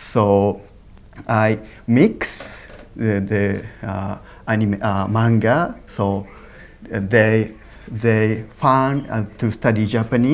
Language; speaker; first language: English; non-native, learner; Japanese